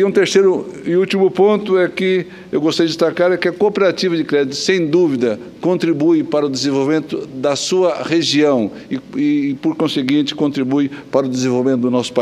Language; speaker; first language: Portuguese; native; Portuguese